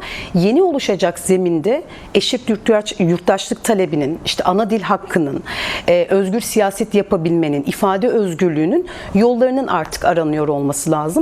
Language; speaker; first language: Turkish; native; Turkish